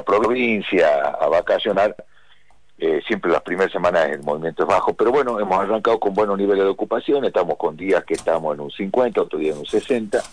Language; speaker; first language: Spanish; native; Spanish